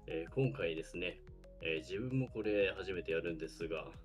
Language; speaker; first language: Japanese; native; Japanese